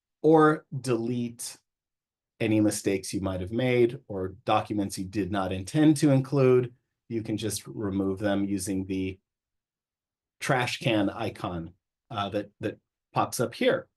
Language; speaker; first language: English; native; English